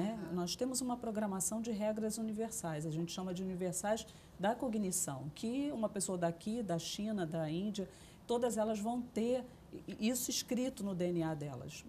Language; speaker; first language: Portuguese; native; Portuguese